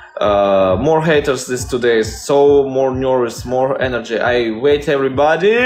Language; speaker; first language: English; non-native, learner; Russian